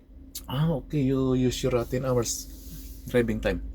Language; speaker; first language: English; non-native, local second language; Filipino